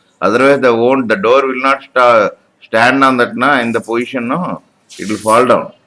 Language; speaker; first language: English; non-native, local second language; Urdu